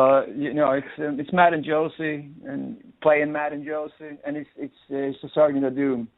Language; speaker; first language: English; non-native, fluent; Swedish